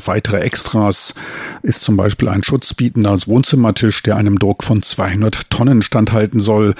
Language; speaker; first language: German; native; German